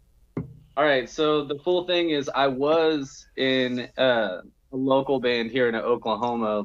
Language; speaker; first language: English; native; English